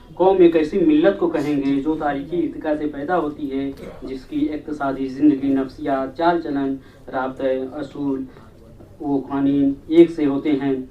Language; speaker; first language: Urdu; non-native, local second language; Hindi